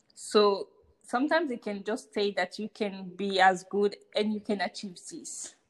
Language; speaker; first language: English; non-native, fluent; Hausa